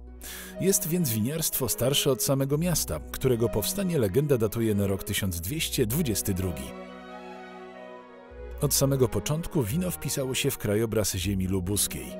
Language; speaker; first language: Polish; native; Polish